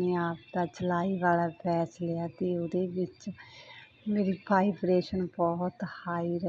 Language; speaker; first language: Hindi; non-native, local second language; Punjabi